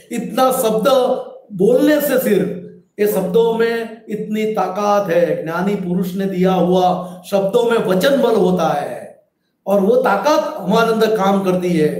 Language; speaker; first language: Hindi; non-native, local second language; Gujarati